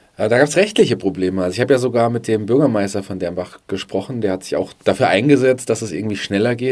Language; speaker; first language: German; native; German